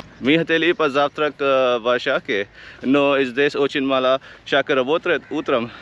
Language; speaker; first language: Russian; non-native, learner; Hindi